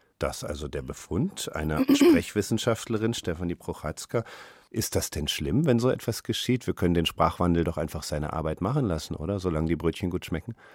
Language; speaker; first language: German; native; German